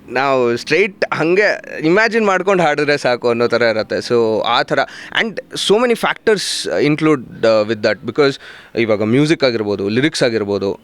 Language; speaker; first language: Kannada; native; Kannada